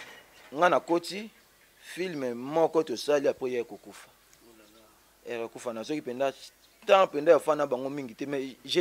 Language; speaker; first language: French; non-native, local second language; Lingala